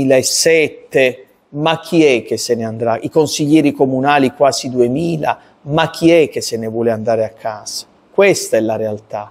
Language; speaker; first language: Italian; native; Italian